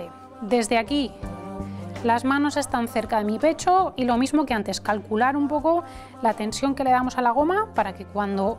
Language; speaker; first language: Spanish; native; Spanish